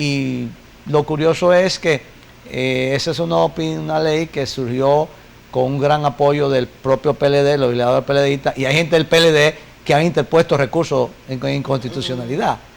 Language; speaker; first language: Spanish; native; Spanish